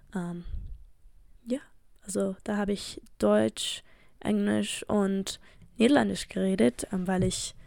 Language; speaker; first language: German; non-native, fluent; English